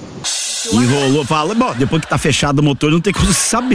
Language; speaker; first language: Portuguese; native; Portuguese